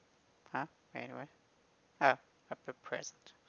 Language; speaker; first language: English; non-native, fluent; German